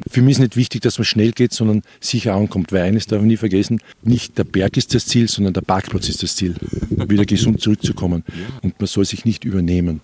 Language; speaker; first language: German; native; German